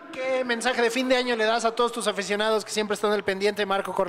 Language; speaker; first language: Spanish; native; Spanish